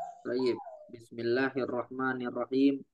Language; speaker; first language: Arabic; non-native, fluent; Indonesian